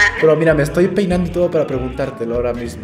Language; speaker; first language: Spanish; native; Spanish